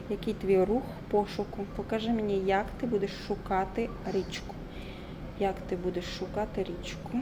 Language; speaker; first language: Ukrainian; non-native, local second language; Russian